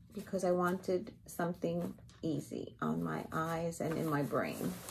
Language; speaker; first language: English; native; English